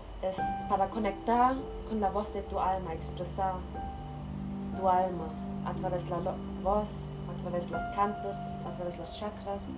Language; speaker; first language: Spanish; non-native, learner; German